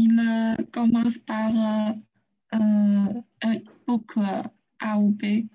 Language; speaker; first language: French; non-native, fluent; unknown